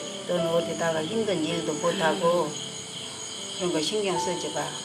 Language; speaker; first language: Korean; native; Korean